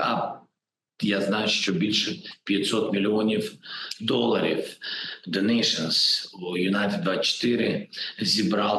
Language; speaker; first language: Ukrainian; non-native, local second language; Russian